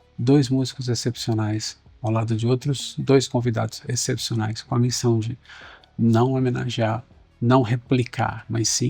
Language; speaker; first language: Portuguese; native; Portuguese